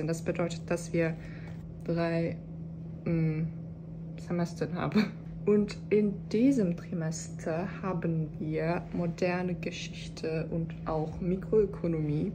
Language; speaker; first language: German; non-native, fluent; Turkish